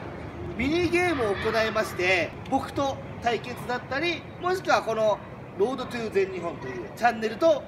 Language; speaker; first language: Japanese; native; Japanese